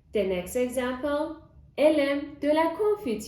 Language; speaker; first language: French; non-native, fluent; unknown